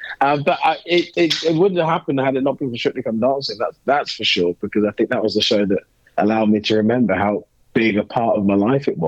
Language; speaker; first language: English; native; English